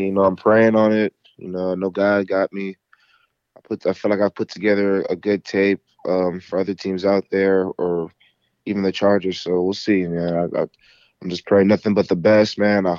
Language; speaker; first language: English; native; English